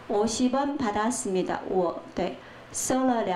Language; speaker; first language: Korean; non-native, fluent; Chinese